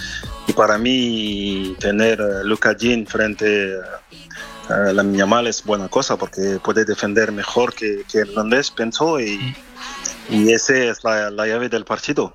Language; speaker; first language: Spanish; non-native, fluent; French